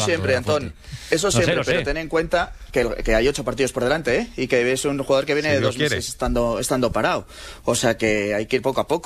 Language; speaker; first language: Spanish; native; Spanish